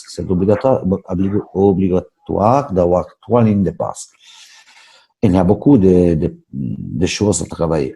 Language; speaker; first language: French; non-native, fluent; Italian